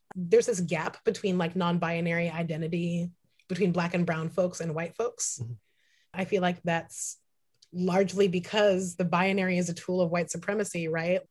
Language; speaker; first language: English; native; English